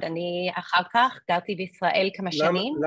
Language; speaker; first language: Hebrew; non-native, fluent; English